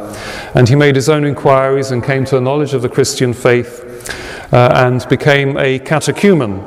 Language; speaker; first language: English; native; English